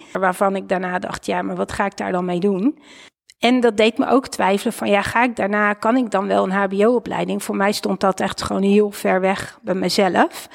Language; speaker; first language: Dutch; native; Dutch